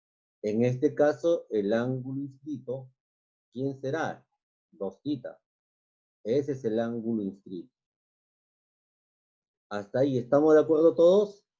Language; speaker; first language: Spanish; native; Spanish